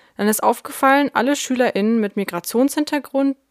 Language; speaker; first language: German; early bilingual, other home language; Russian